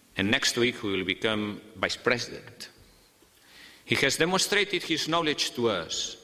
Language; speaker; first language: English; non-native, fluent; Catalan